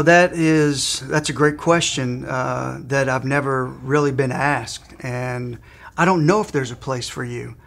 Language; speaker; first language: English; native; English